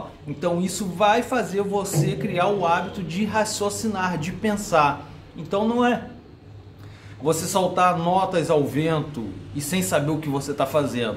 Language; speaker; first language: Portuguese; native; Portuguese